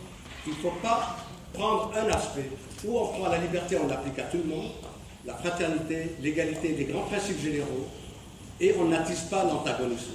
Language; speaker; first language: French; native; French